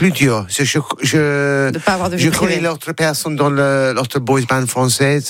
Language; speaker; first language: French; non-native, learner; English